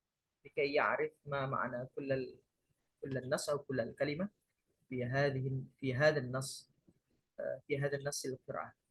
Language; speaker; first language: Arabic; non-native, fluent; Indonesian